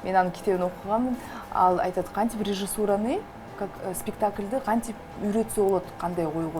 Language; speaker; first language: Kyrgyz; non-native, local second language; Russian